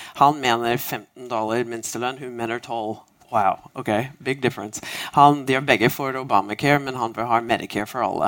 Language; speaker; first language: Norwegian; non-native, fluent; English